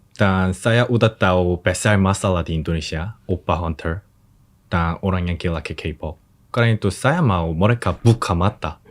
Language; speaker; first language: Indonesian; non-native, learner; Korean